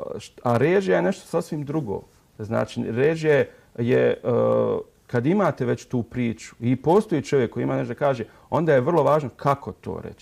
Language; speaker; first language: Serbian; native; Serbian